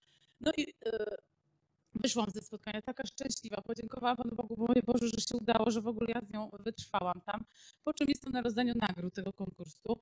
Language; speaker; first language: Polish; native; Polish